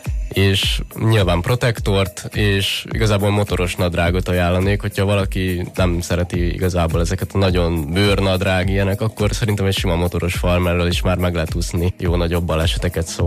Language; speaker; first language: Hungarian; native; Hungarian